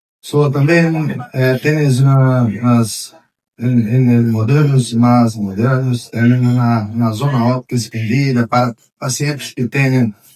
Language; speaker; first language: Spanish; non-native, fluent; Portuguese